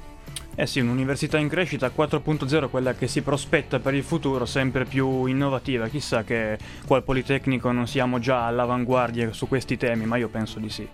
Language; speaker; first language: Italian; native; Italian